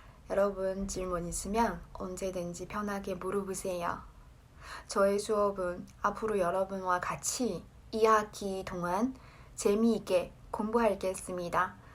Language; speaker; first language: Korean; non-native, fluent; Chinese